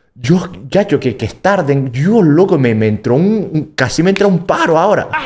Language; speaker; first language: Spanish; early bilingual, other home language; Korean